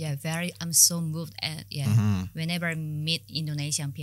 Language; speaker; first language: English; non-native, learner; Korean